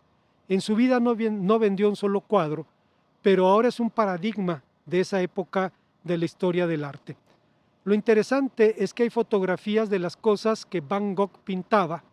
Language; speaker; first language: Spanish; native; Spanish